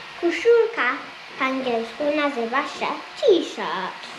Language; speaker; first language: Polish; early bilingual, heritage; Polish